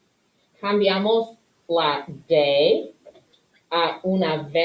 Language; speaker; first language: Spanish; non-native, fluent; English